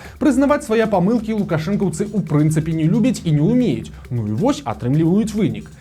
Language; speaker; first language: Belarusian; native; Belarusian